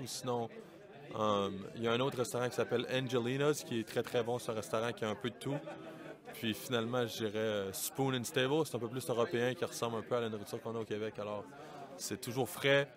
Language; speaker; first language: French; native; French